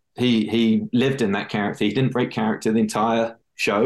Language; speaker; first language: English; native; English